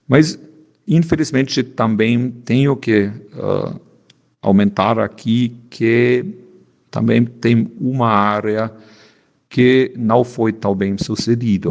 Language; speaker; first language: Portuguese; non-native, fluent; German